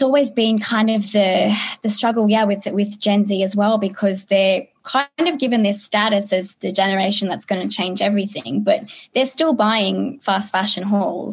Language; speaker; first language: English; native; English